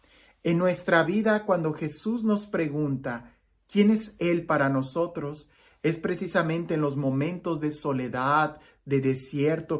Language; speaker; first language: Spanish; native; Spanish